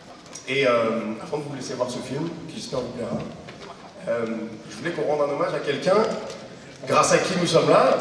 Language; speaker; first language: French; native; French